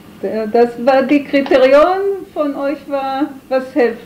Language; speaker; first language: German; non-native, fluent; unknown